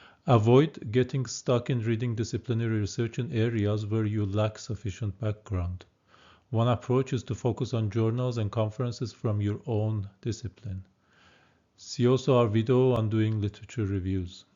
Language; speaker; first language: English; non-native, fluent; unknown